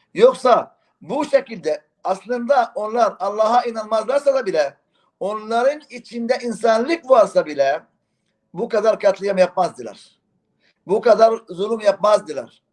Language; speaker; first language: Turkish; non-native, fluent; Arabic